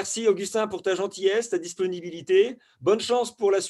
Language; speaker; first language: French; native; French